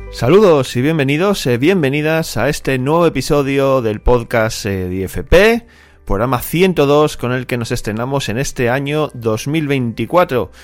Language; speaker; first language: Spanish; native; Spanish